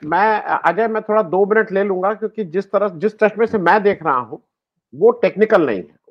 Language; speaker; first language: Hindi; native; Hindi